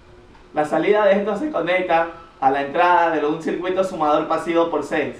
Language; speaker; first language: Spanish; native; Spanish